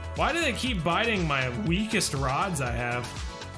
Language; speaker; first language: English; native; English